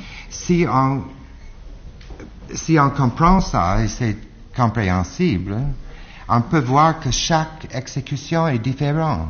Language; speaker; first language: French; non-native, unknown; English